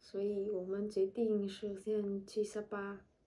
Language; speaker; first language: Chinese; non-native, learner; Vietnamese